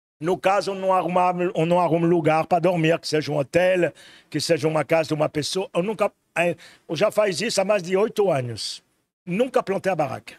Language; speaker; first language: Portuguese; non-native, fluent; French